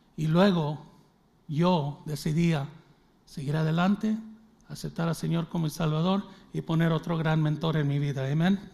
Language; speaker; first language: Spanish; early bilingual, heritage; Spanish